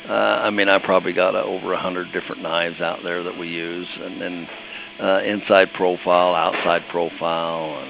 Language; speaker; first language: English; native; English